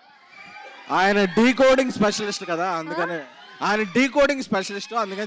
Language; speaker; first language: Telugu; native; Telugu